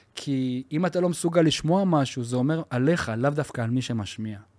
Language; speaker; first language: Hebrew; native; Hebrew